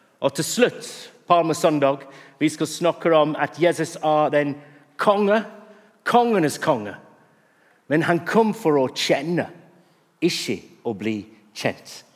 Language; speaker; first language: Norwegian; non-native, fluent; English